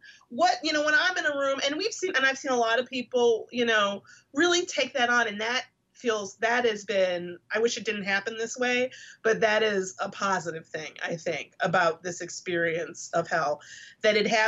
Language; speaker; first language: English; native; English